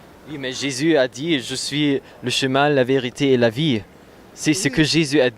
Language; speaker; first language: French; non-native, learner; German